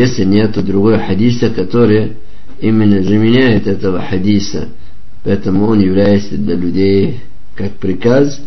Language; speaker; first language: Russian; non-native, local second language; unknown